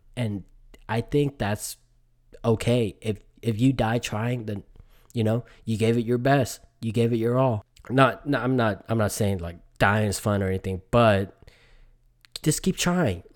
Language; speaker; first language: English; early bilingual, other home language; Vietnamese